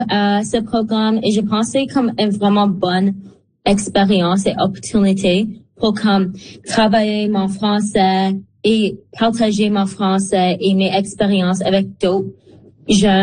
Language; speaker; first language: French; non-native, local second language; English